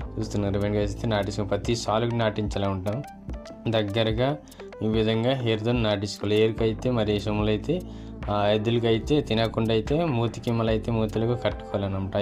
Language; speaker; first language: Telugu; non-native, local second language; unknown